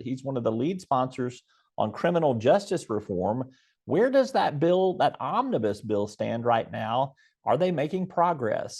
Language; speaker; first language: English; native; English